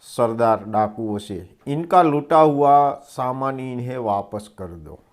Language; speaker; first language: Hindi; non-native, local second language; Gujarati